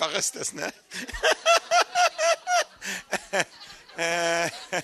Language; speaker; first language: German; non-native, fluent; English